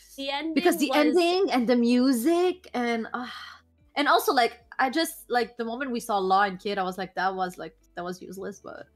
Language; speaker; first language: English; non-native, fluent; Arabic